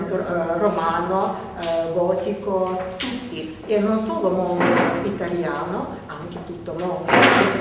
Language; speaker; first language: Italian; non-native, learner; Russian